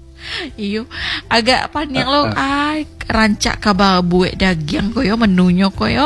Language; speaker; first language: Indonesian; non-native, local second language; Minangkabau